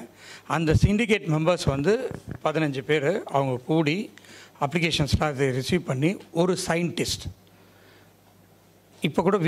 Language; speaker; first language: Tamil; native; Tamil